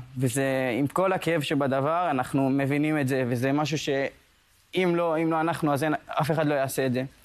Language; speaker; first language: Hebrew; early bilingual, other home language; Spanish